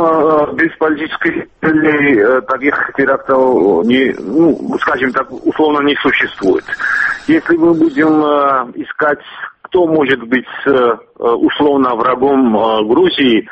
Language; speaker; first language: Russian; non-native, fluent; Georgian